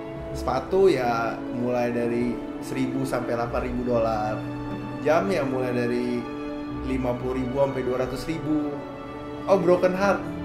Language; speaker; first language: Indonesian; native; Indonesian